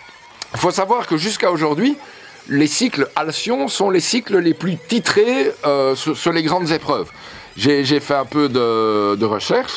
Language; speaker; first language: French; native; French